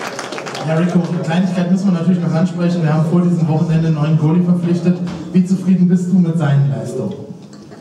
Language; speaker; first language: German; native; German